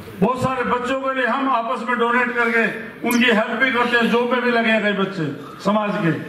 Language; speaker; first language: Hindi; native; Hindi